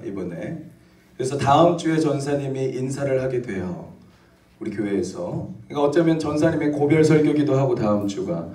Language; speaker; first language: Korean; native; Korean